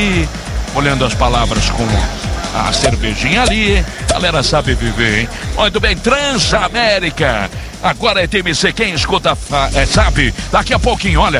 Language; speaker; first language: Portuguese; native; Portuguese